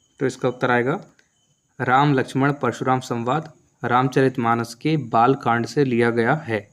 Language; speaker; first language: Hindi; native; Hindi